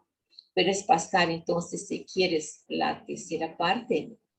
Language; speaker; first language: Spanish; non-native, learner; Portuguese